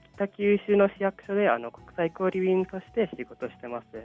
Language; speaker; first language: Japanese; non-native, fluent; English